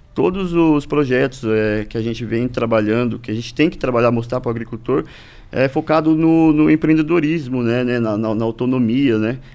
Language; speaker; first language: Portuguese; native; Portuguese